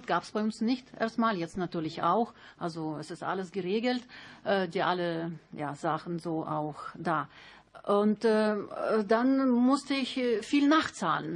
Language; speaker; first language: German; non-native, learner; Lithuanian